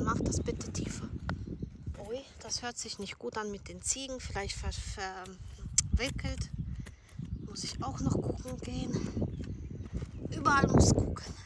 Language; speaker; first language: German; non-native, fluent; Ukrainian